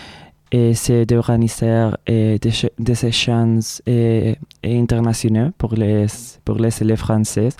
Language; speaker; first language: French; non-native, learner; Spanish